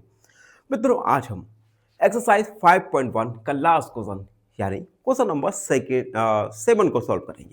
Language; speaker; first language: Hindi; native; Hindi